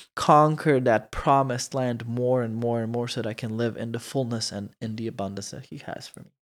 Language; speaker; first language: English; non-native, fluent; Croatian